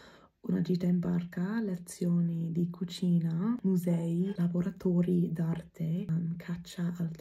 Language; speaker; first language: Italian; non-native, fluent; English